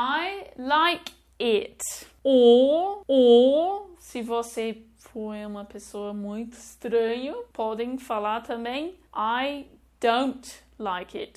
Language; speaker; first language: Portuguese; non-native, fluent; English